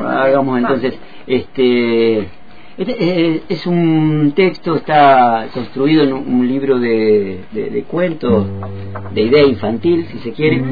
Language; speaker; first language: Spanish; native; Spanish